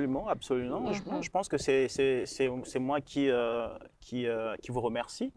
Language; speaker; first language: French; non-native, local second language; Rundi